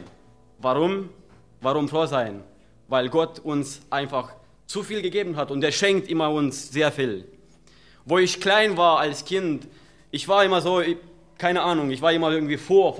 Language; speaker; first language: German; non-native, fluent; Romanian